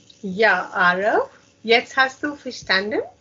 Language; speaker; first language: German; non-native, fluent; Hindi